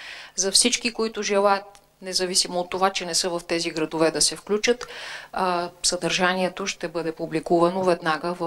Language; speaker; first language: Bulgarian; native; Bulgarian